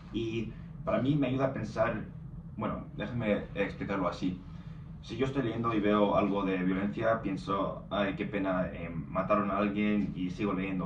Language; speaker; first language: Spanish; non-native, fluent; English